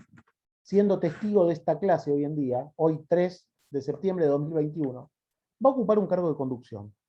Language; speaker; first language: Spanish; native; Spanish